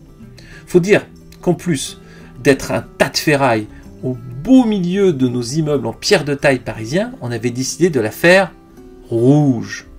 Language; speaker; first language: French; native; French